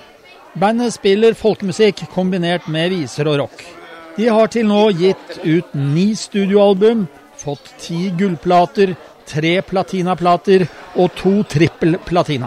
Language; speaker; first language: Norwegian; native; Norwegian